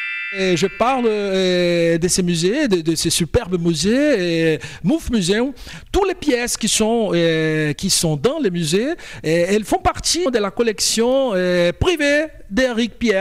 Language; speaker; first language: French; non-native, fluent; Portuguese